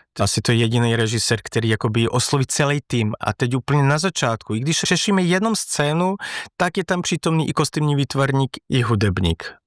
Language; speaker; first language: Czech; non-native, fluent; Serbian